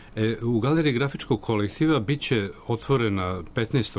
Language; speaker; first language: Serbian; native; Serbian